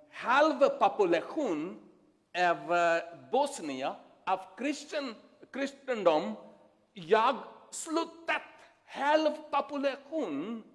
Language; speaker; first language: Swedish; non-native, learner; Urdu